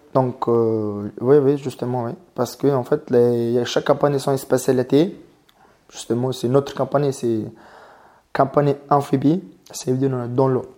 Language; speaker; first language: French; non-native, learner; Mongolian